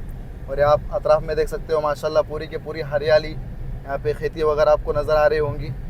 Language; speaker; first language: Hindi; native; Hindi